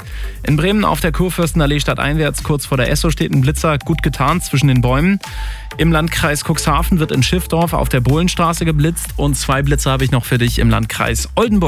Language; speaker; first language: German; native; German